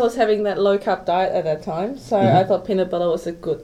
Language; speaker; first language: English; non-native, local second language; Cantonese